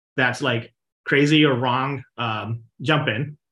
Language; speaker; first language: English; non-native, local second language; Punjabi